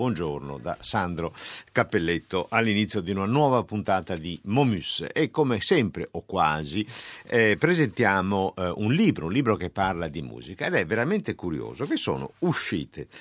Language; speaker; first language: Italian; native; Italian